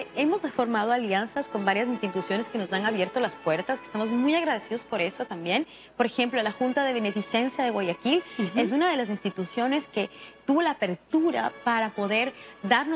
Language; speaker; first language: Spanish; native; Spanish